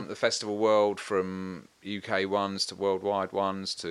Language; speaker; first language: English; native; English